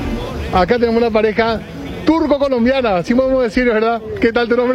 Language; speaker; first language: Spanish; native; Spanish